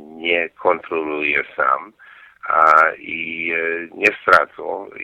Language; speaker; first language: Polish; non-native, learner; English